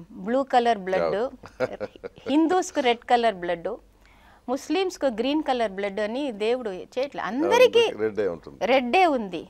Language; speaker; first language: Telugu; non-native, local second language; Tamil